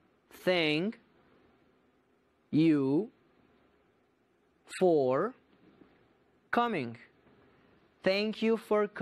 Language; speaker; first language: English; non-native, fluent; Spanish